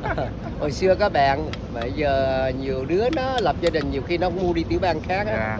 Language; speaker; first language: Vietnamese; native; Vietnamese